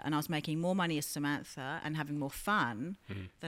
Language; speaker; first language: English; native; English